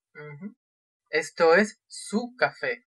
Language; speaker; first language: Spanish; non-native, fluent; Russian